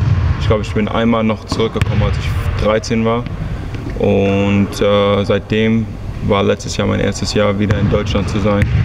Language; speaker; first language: German; early bilingual, heritage; English